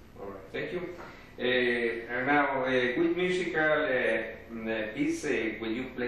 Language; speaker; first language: English; non-native, learner; Spanish